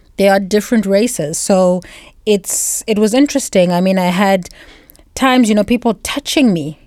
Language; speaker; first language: English; non-native, local second language; Shona